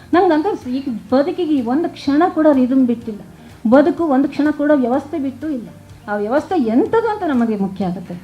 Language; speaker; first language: Kannada; native; Kannada